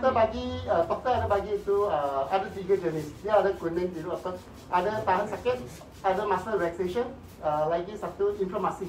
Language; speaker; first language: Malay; non-native, local second language; Cantonese